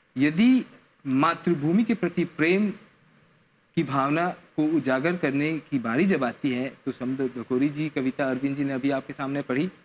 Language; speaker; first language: Hindi; non-native, local second language; Morisyen